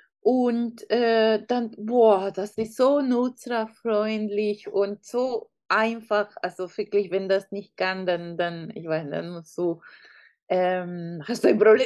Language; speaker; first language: German; non-native, fluent; Spanish